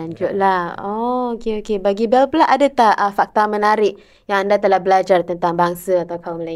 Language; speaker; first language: Malay; native; Malay